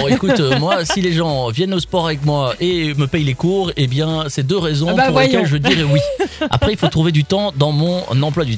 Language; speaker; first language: French; native; French